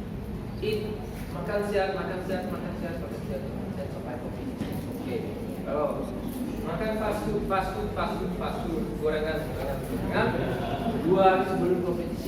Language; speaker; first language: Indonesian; non-native, learner; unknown